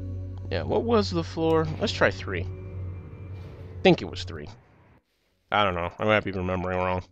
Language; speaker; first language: English; native; English